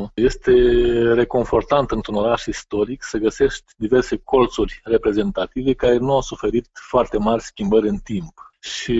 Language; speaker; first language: Romanian; native; Romanian